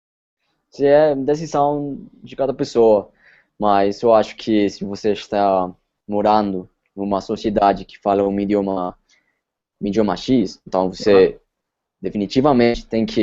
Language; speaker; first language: Portuguese; non-native, fluent; Spanish